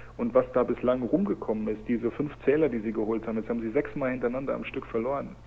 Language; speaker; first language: German; native; German